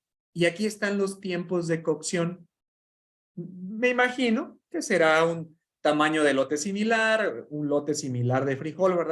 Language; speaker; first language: Spanish; native; Spanish